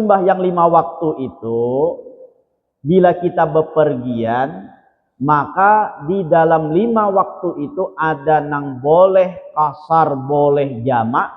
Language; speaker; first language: Indonesian; non-native, local second language; Banjar